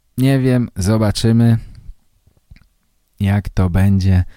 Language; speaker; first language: Polish; native; Polish